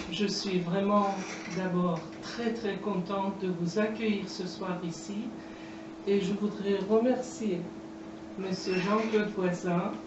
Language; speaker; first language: French; non-native, fluent; Persian